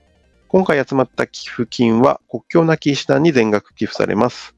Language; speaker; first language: Japanese; native; Japanese